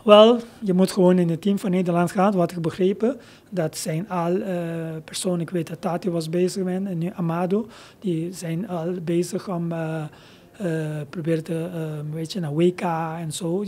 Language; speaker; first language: Dutch; non-native, local second language; Papiamento